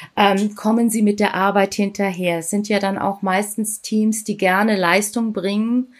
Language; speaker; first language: German; native; German